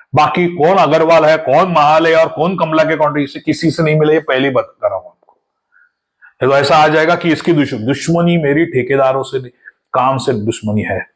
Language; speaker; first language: Hindi; non-native, local second language; Marathi